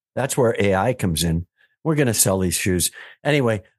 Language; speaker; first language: English; native; English